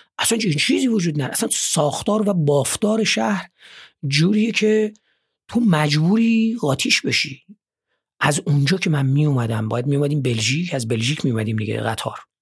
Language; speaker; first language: Persian; native; Persian